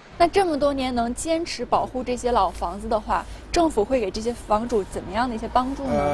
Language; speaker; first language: Chinese; native; Chinese